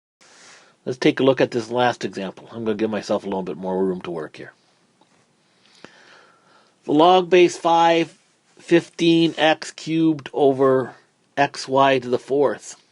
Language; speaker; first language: English; native; English